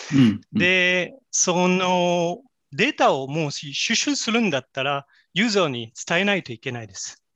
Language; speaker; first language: Japanese; non-native, fluent; French